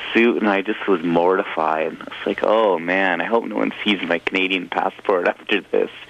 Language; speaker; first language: English; native; English